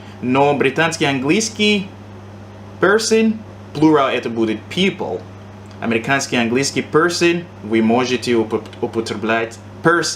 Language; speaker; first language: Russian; non-native, learner; English